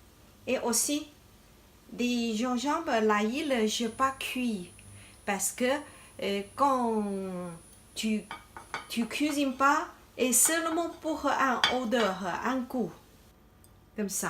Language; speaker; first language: French; non-native, learner; Chinese